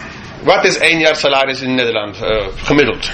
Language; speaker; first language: Dutch; non-native, fluent; English